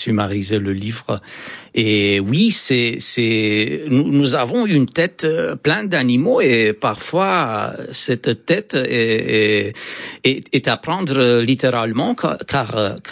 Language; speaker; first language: French; non-native, fluent; Romanian